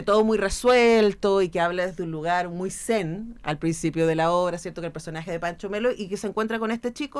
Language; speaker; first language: Spanish; native; Spanish